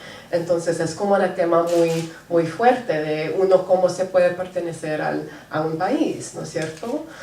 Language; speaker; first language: Spanish; non-native, local second language; English